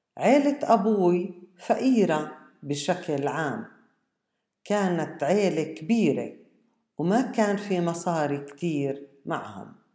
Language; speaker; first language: Arabic; native; Arabic